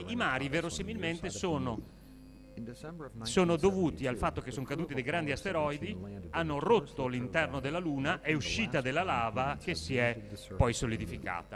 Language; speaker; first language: Italian; native; Italian